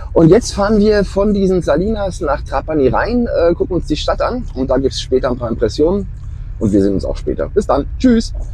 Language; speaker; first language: German; native; German